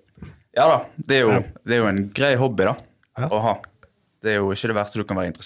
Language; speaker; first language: Norwegian; native; Norwegian